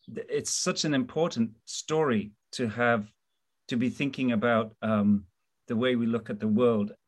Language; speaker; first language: English; native; English